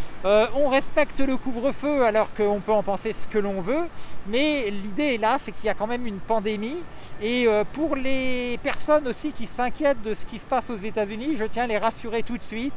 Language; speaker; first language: French; native; French